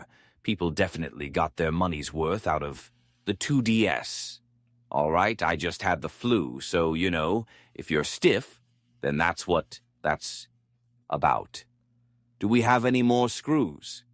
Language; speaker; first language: English; native; English